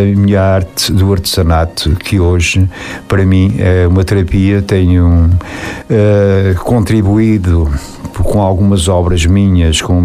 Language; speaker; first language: Portuguese; native; Portuguese